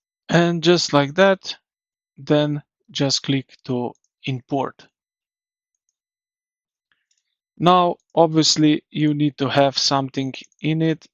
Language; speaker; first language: English; non-native, fluent; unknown